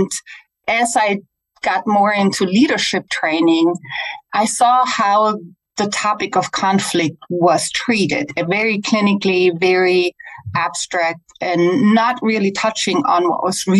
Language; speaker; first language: English; non-native, fluent; German